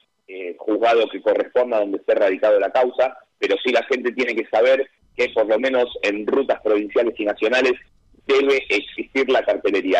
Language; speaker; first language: Spanish; native; Spanish